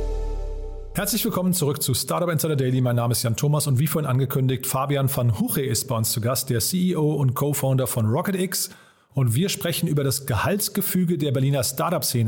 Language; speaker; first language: German; native; German